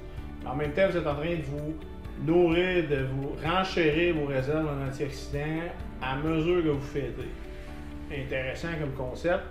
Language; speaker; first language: French; native; French